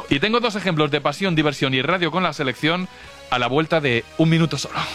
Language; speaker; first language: Spanish; native; Spanish